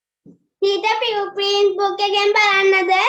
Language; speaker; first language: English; non-native, learner; Sinhala